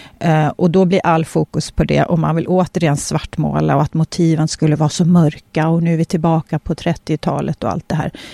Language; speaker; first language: Swedish; early bilingual, other home language; Polish